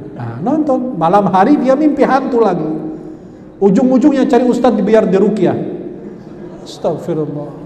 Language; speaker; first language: Indonesian; non-native, fluent; Arabic